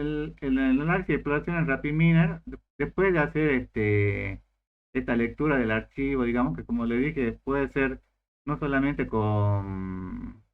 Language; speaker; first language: Spanish; native; Spanish